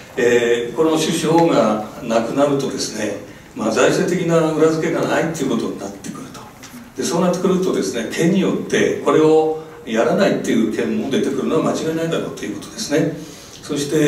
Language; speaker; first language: Japanese; native; Japanese